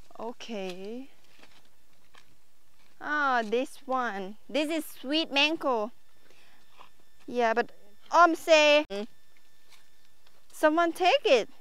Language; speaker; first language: English; non-native, learner; Thai